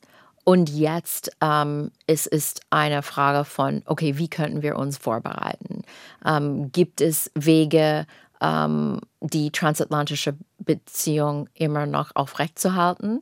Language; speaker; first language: German; non-native, fluent; English